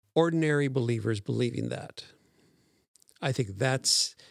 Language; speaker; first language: English; native; English